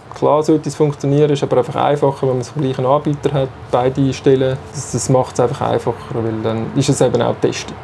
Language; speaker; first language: German; native; German